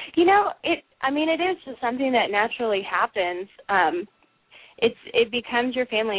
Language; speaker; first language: English; native; English